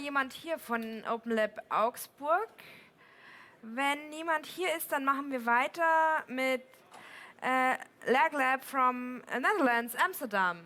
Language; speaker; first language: German; native; German